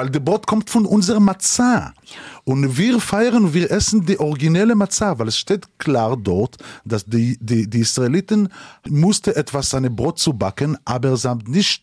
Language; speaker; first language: German; non-native, learner; Hebrew